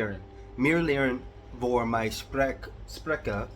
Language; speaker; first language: Dutch; non-native, learner; English